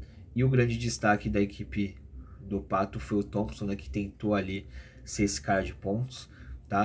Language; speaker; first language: Portuguese; native; Portuguese